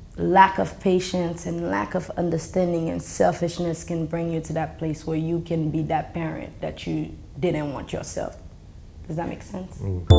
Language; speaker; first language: English; non-native, fluent; Haitian Creole